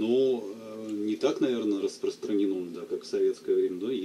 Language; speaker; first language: Russian; native; Russian